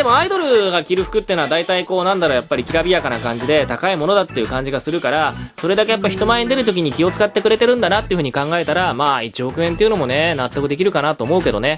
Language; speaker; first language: Japanese; native; Japanese